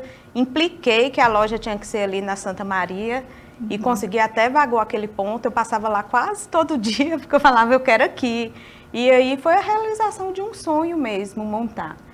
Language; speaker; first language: Portuguese; native; Portuguese